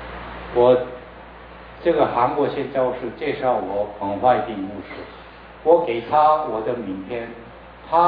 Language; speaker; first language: Chinese; non-native, learner; Korean